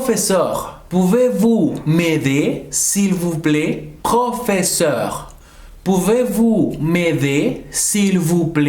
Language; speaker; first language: French; non-native, fluent; Spanish